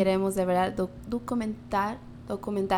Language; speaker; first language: Spanish; early bilingual, heritage; Spanish